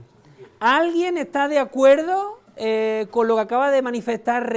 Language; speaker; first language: Spanish; native; Spanish